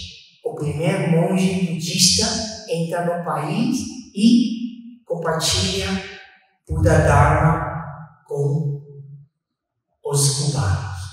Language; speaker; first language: Portuguese; non-native, fluent; Chinese